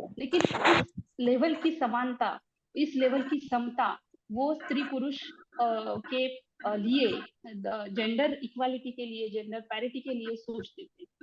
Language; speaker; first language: Hindi; non-native, local second language; Marathi